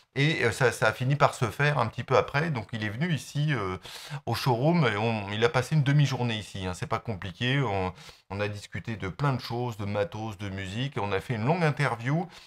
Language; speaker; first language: French; native; French